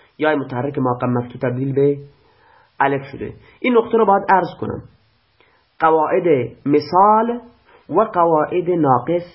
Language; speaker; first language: Persian; non-native, local second language; Baluchi